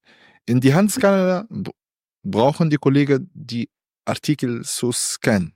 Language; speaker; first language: German; non-native, learner; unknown